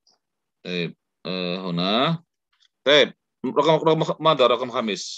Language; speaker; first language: Arabic; non-native, fluent; Indonesian